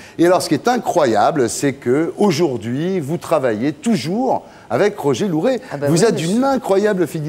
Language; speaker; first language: French; native; French